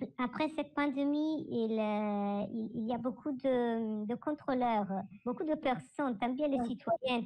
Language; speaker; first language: French; non-native, learner; Italian